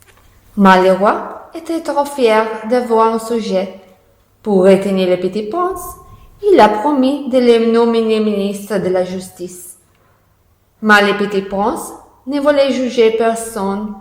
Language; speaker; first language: French; non-native, learner; Italian